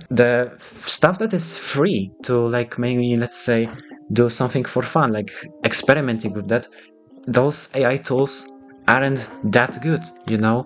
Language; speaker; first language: English; non-native, fluent; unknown